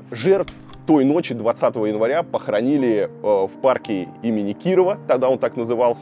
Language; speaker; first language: Russian; native; Russian